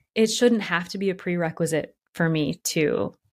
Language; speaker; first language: English; native; English